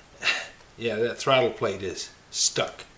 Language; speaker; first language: English; native; English